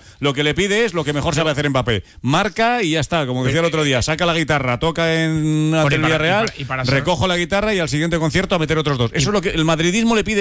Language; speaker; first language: Spanish; native; Spanish